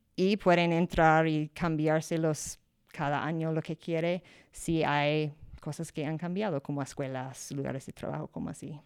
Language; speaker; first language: Spanish; non-native, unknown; English